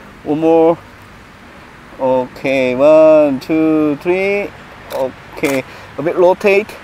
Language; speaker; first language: English; non-native, learner; Korean